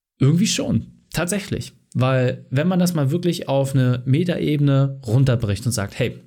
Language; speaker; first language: German; native; German